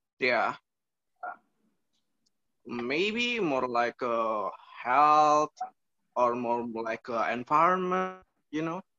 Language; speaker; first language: English; non-native, learner; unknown